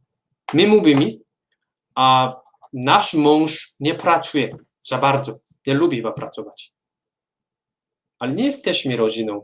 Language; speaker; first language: Polish; non-native, fluent; Korean